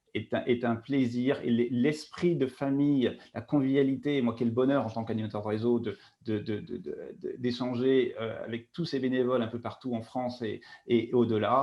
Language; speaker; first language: French; native; French